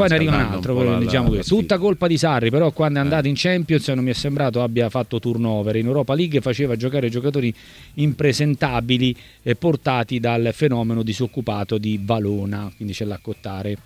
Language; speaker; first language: Italian; native; Italian